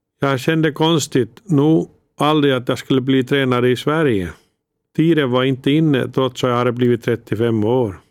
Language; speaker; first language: Swedish; non-native, fluent; Finnish